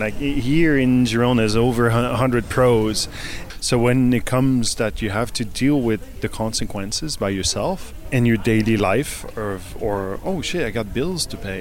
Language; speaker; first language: English; native; English